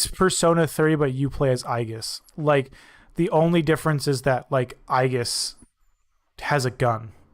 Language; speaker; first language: English; native; English